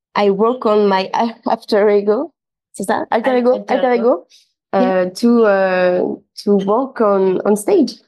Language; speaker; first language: English; non-native, local second language; French